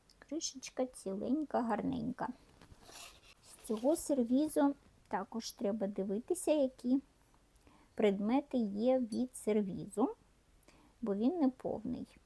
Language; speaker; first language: Ukrainian; non-native, local second language; Russian